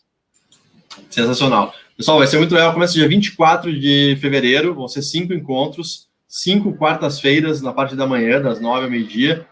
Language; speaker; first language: Portuguese; native; Portuguese